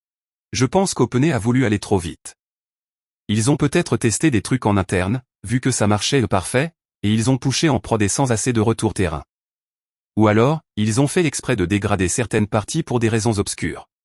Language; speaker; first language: French; native; French